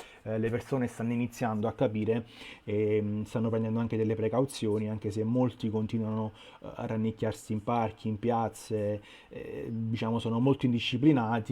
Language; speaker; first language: Italian; native; Italian